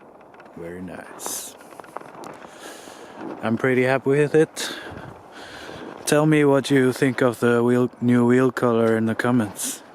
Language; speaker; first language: English; non-native, fluent; Icelandic